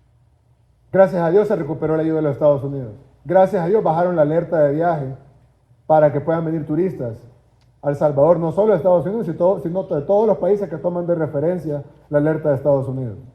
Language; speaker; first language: Spanish; native; Spanish